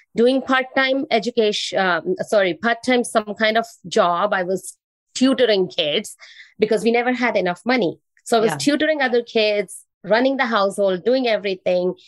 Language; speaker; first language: English; non-native, local second language; Hindi